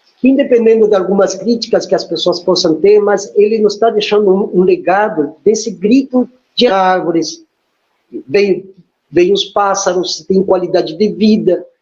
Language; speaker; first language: Portuguese; non-native, fluent; Spanish